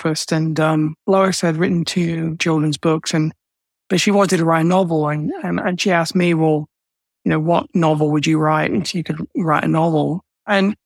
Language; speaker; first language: English; native; English